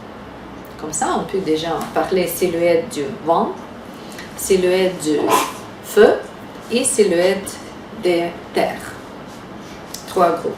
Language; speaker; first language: French; non-native, fluent; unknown